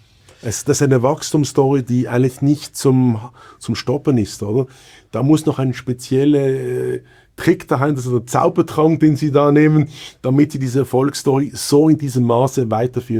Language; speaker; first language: German; native; German